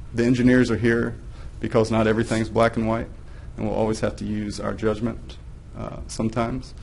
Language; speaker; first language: English; native; English